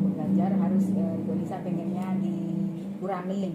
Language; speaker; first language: Indonesian; native; Indonesian